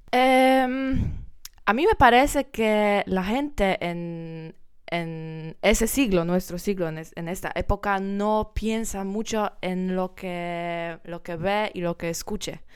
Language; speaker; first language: Spanish; non-native, learner; Polish